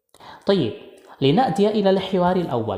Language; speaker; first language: Arabic; non-native, fluent; Indonesian